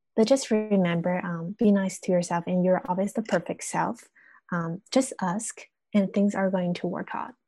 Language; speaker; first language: English; non-native, fluent; Chinese